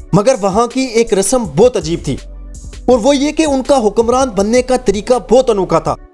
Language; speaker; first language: Urdu; native; Urdu